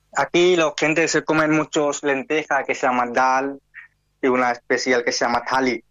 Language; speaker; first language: Spanish; non-native, learner; Hindi